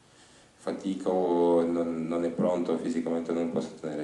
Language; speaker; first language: Italian; non-native, learner; Ukrainian